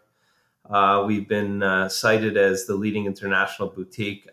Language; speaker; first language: English; native; English